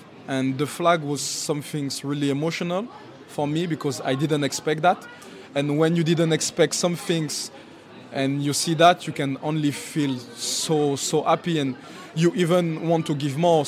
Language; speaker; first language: English; non-native, fluent; French